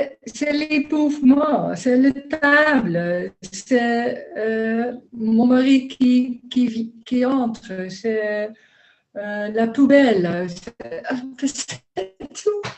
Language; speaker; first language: French; non-native, learner; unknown